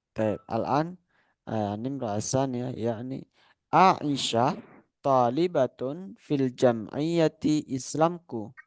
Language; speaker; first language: Arabic; non-native, fluent; Indonesian